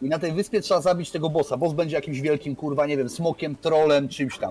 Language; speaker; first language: Polish; native; Polish